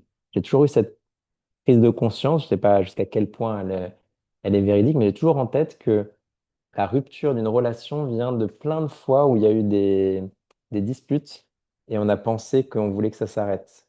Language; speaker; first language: French; native; French